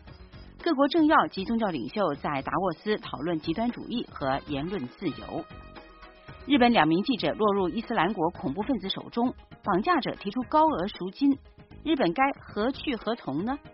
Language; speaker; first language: Chinese; native; Chinese